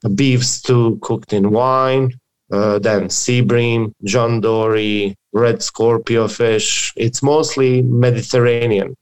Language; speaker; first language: English; non-native, fluent; Croatian